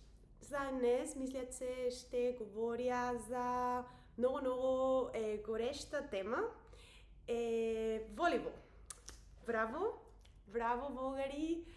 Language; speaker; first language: Bulgarian; non-native, learner; Spanish